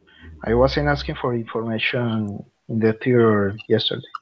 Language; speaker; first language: English; non-native, learner; Spanish